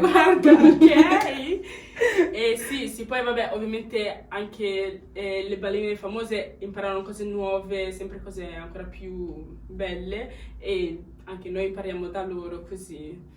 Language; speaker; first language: Italian; early bilingual, other home language; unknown